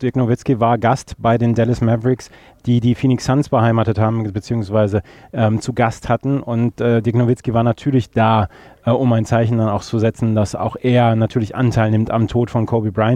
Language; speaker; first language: German; native; German